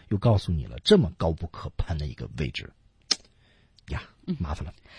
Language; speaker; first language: Chinese; native; Chinese